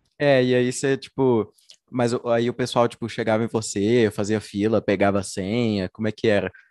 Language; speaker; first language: Portuguese; native; Portuguese